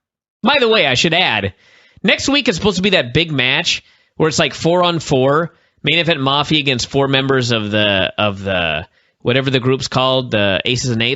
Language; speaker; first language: English; native; English